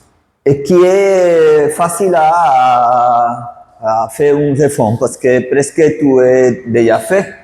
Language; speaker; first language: French; non-native, fluent; Spanish